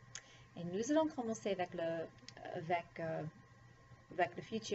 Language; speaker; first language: French; non-native, fluent; English